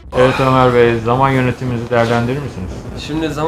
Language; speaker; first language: Turkish; native; Turkish